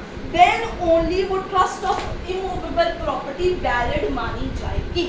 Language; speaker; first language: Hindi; native; Hindi